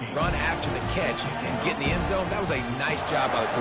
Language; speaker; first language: English; native; English